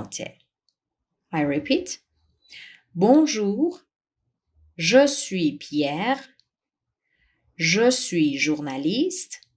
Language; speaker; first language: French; non-native, fluent; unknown